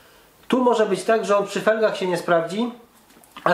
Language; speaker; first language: Polish; native; Polish